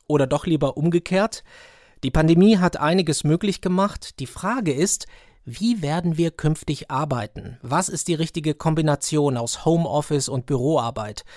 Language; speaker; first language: German; native; German